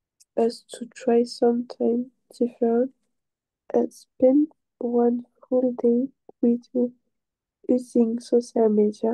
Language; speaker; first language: English; non-native, learner; French